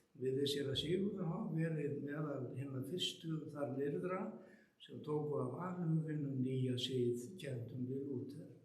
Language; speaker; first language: Icelandic; native; Icelandic